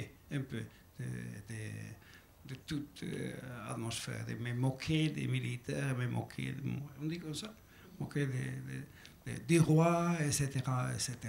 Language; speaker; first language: French; non-native, learner; Basque